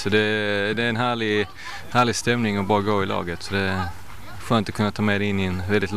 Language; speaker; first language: Swedish; native; Swedish